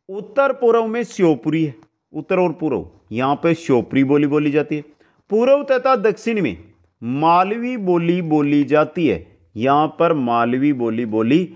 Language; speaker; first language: Hindi; native; Hindi